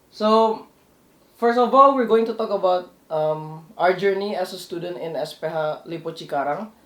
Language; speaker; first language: English; non-native, local second language; Indonesian